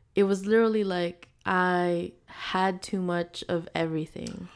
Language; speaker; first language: English; non-native, local second language; Filipino